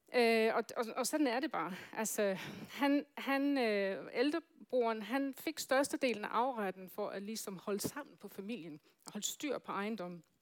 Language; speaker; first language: Danish; native; Danish